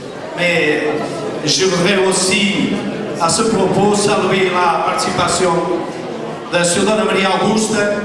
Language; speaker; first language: French; non-native, fluent; Portuguese